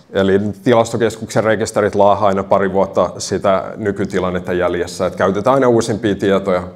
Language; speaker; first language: Finnish; native; Finnish